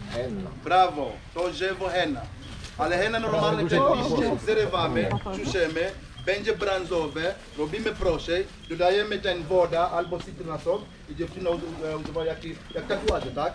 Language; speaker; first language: Polish; non-native, learner; Swahili